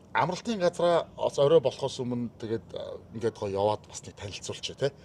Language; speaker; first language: Mongolian; native; Mongolian